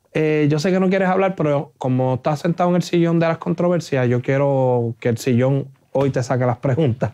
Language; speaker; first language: Spanish; native; Spanish